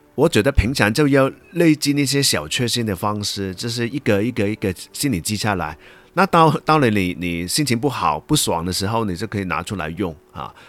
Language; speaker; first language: Chinese; non-native, local second language; Cantonese